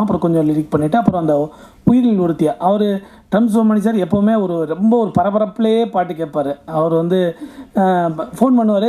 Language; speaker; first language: Tamil; native; Tamil